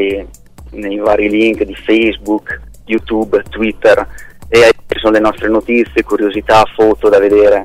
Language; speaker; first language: Italian; native; Italian